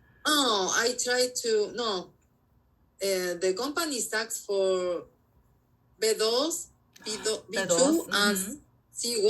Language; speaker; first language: English; non-native, learner; Spanish